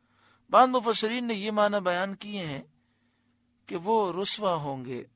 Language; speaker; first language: Urdu; native; Urdu